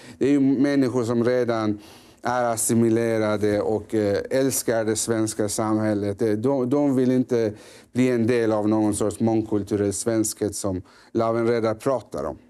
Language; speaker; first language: Swedish; early bilingual, other home language; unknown